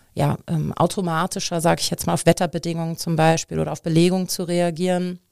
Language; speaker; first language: German; native; German